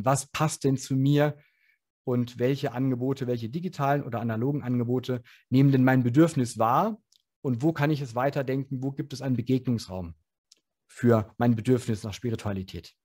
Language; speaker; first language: German; native; German